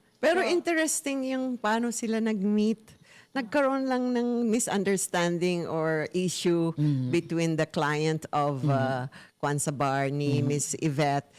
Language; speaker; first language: Filipino; native; Filipino